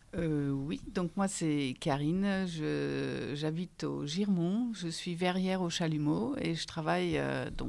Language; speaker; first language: French; non-native, fluent; Dutch